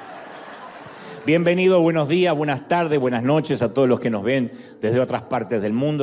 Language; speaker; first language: Spanish; native; Spanish